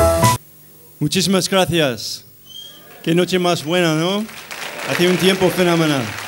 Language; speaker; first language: Spanish; non-native, fluent; English